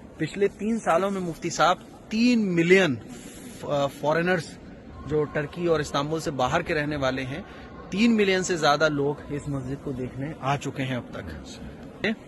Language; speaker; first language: Urdu; native; Urdu